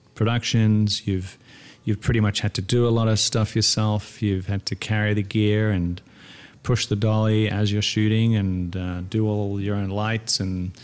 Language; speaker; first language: English; native; English